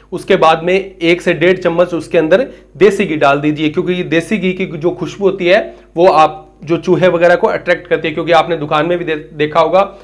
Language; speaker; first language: Hindi; native; Hindi